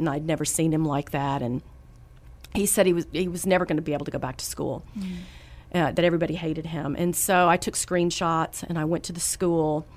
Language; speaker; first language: English; native; English